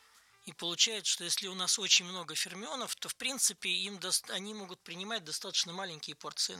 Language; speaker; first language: Russian; native; Russian